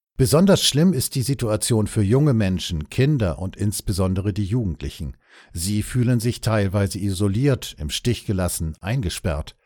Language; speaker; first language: German; native; German